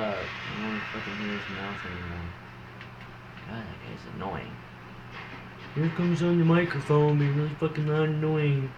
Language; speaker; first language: English; native; English